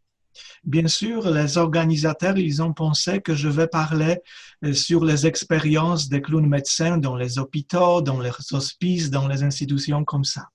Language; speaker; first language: French; non-native, fluent; Polish